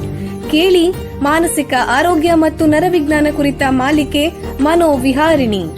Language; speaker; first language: Kannada; native; Kannada